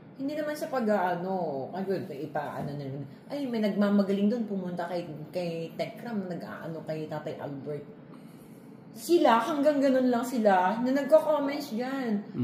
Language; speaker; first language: Filipino; non-native, local second language; Iloko